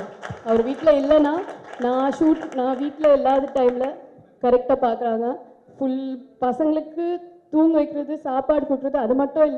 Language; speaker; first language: Tamil; non-native, fluent; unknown